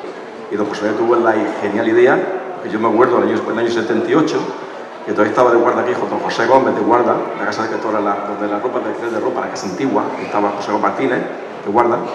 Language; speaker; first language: Spanish; native; Spanish